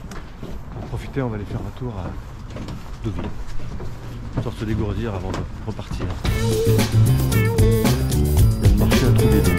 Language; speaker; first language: French; native; French